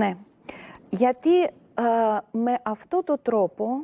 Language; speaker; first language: Greek; non-native, learner; Russian